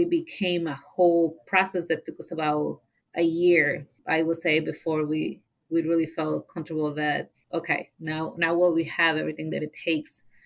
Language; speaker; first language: English; non-native, fluent; Spanish